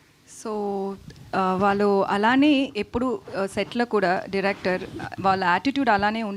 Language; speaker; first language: Telugu; non-native, learner; Tamil